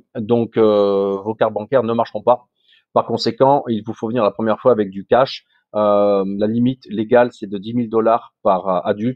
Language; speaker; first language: French; native; French